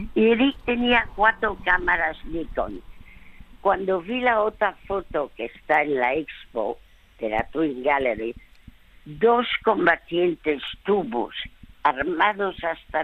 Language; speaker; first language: Spanish; early bilingual, other home language; French